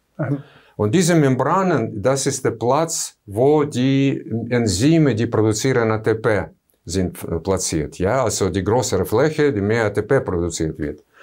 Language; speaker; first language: German; non-native, fluent; Russian